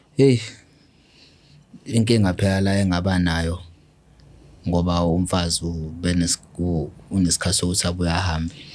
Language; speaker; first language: Zulu; native; Zulu